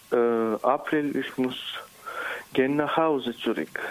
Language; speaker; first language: German; non-native, learner; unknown